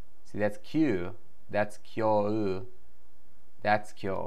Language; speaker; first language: English; native; English